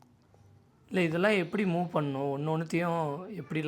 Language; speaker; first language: Tamil; native; Tamil